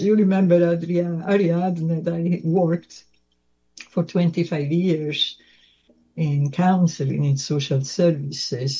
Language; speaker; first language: English; non-native, fluent; Italian